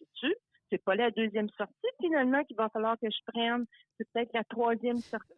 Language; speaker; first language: French; native; French